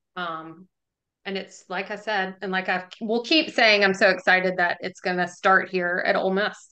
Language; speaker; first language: English; native; English